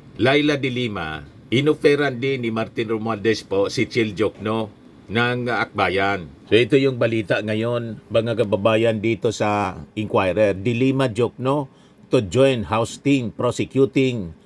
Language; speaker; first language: Filipino; non-native, local second language; Bikol